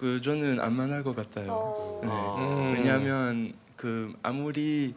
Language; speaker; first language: Korean; non-native, learner; French